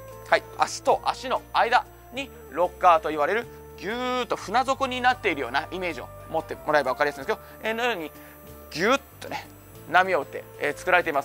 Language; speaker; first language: Japanese; native; Japanese